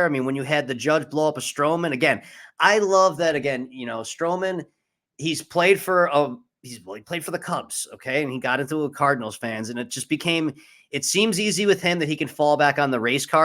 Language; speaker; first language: English; native; English